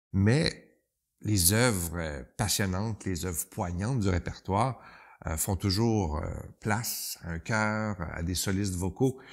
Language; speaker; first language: French; native; French